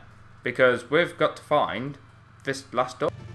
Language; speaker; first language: English; native; English